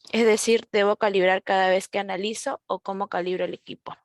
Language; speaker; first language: Spanish; native; Spanish